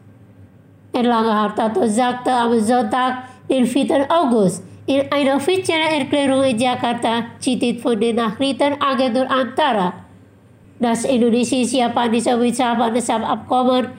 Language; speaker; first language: German; non-native, learner; Indonesian